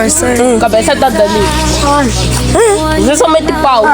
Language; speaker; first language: Portuguese; non-native, local second language; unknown